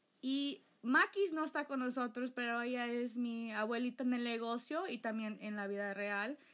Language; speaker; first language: Spanish; early bilingual, heritage; Spanish